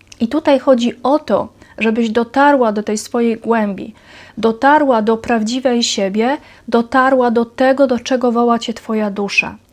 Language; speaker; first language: Polish; native; Polish